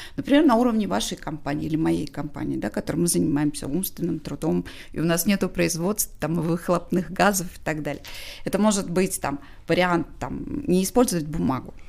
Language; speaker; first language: Russian; non-native, local second language; Tajik